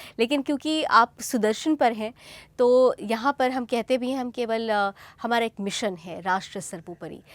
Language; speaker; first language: Hindi; native; Hindi